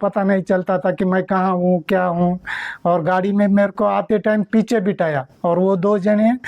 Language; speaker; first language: Hindi; non-native, local second language; Marathi